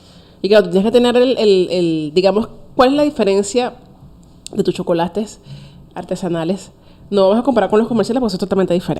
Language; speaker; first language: Spanish; native; Spanish